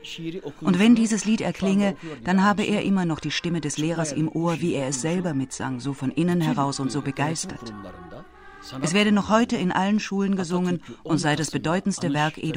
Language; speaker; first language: German; native; German